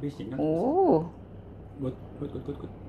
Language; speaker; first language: German; non-native, learner; Thai